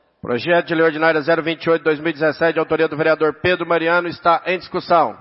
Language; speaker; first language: Portuguese; native; Portuguese